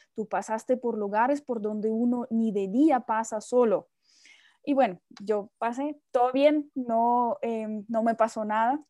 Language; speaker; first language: Spanish; non-native, fluent; Russian